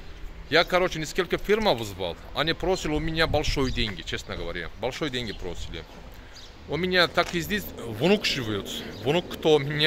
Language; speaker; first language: Russian; non-native, learner; Turkish